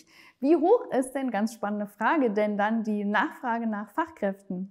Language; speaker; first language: German; native; German